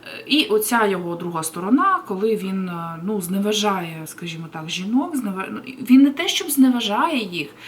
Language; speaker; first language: Ukrainian; native; Ukrainian